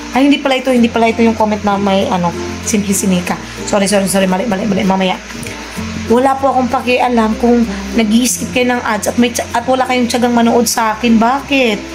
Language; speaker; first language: Filipino; non-native, local second language; Cebuano